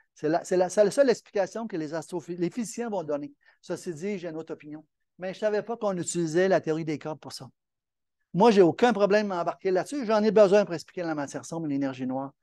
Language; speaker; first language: French; native; French